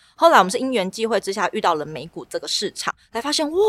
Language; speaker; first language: Chinese; native; Chinese